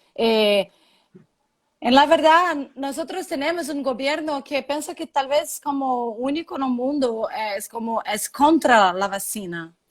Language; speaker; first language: Spanish; non-native, learner; Portuguese